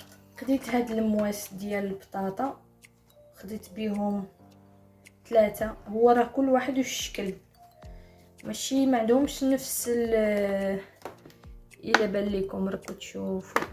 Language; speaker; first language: Arabic; native; Arabic